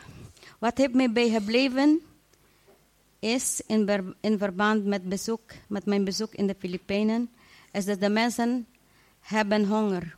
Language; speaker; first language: Dutch; non-native, fluent; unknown